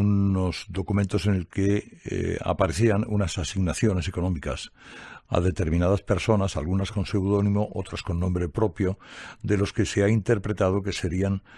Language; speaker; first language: Spanish; native; Spanish